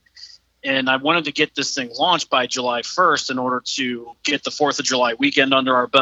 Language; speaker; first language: English; native; English